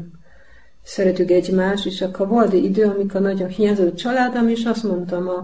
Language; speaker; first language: Hungarian; non-native, learner; Polish